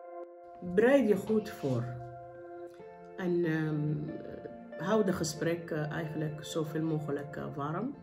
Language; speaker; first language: Dutch; non-native, learner; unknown